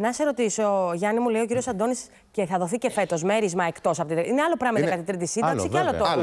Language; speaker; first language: Greek; native; Greek